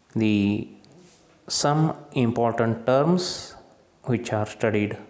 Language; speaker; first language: English; non-native, local second language; Kannada